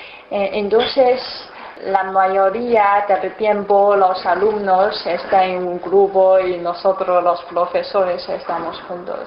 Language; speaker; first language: Spanish; non-native, learner; Chinese